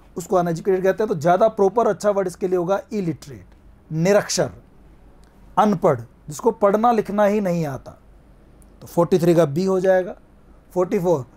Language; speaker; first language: Hindi; native; Hindi